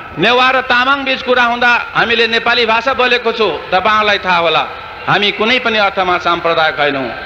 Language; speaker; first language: Nepali; non-native, local second language; Newari